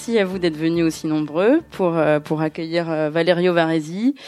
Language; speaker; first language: French; native; French